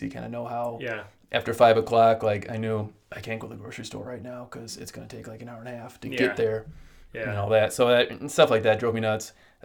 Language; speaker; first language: English; native; English